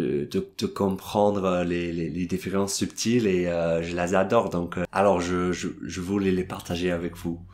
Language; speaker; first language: French; non-native, fluent; English